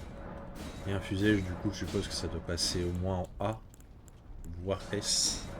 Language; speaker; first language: French; native; French